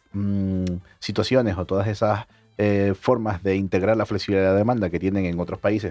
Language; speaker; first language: Spanish; native; Spanish